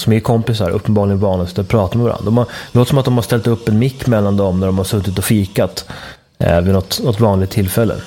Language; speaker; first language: Swedish; native; Swedish